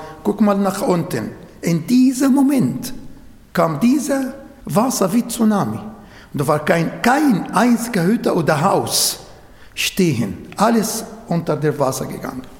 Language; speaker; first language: German; non-native, fluent; Arabic